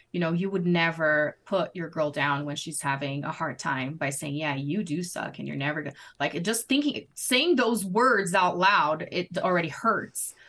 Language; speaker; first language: English; non-native, fluent; Portuguese